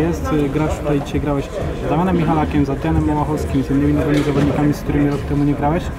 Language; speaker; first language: Polish; native; Polish